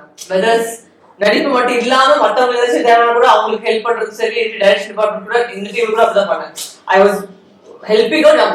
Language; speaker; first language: Tamil; native; Tamil